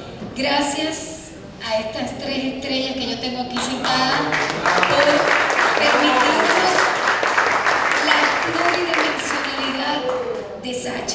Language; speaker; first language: Spanish; native; Spanish